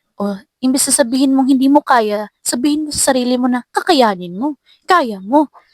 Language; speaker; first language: Filipino; non-native, local second language; Cebuano